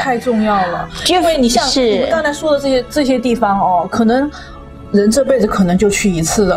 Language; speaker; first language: Chinese; native; Chinese